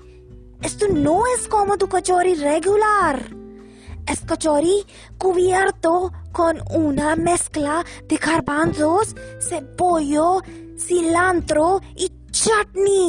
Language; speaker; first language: Spanish; non-native, learner; Hindi